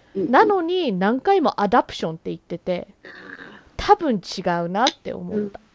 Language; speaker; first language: Japanese; early bilingual, heritage; Japanese